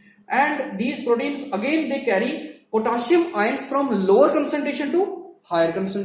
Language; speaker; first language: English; non-native, local second language; Hindi